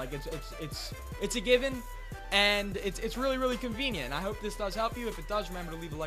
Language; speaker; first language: English; native; English